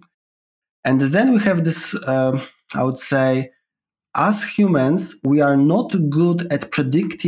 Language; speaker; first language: English; non-native, fluent; Polish